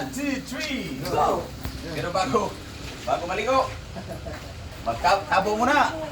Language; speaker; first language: Filipino; non-native, local second language; Cebuano